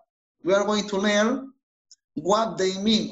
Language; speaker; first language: English; non-native, fluent; Spanish